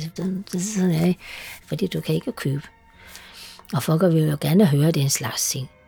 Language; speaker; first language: Danish; non-native, fluent; Chinese